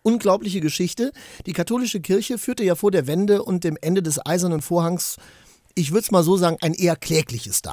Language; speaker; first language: German; native; German